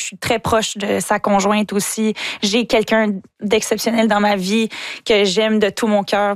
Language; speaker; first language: French; native; French